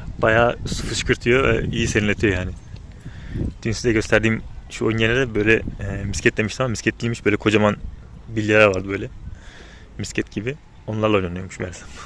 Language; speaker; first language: Turkish; native; Turkish